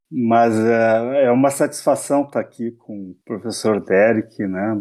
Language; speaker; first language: Portuguese; native; Portuguese